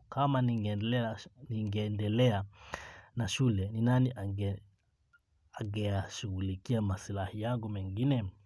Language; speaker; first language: Swahili; non-native, local second language; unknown